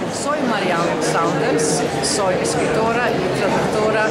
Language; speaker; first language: Spanish; non-native, fluent; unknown